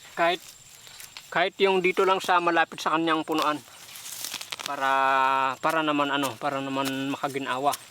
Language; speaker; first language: Filipino; native; Filipino